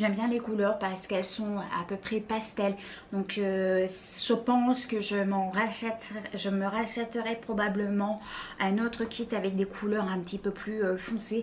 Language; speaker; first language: French; native; French